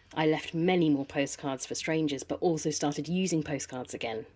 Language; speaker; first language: English; native; English